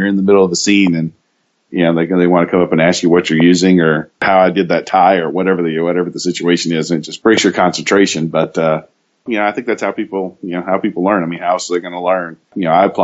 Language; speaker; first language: English; native; English